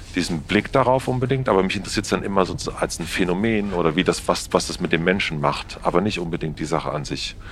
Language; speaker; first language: German; native; German